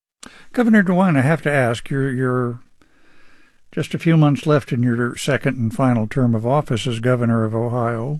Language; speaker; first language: English; native; English